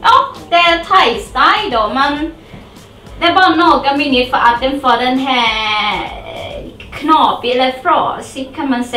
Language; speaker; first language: Swedish; non-native, learner; Thai